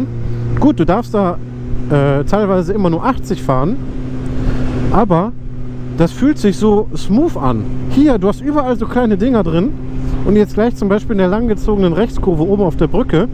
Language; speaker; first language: German; native; German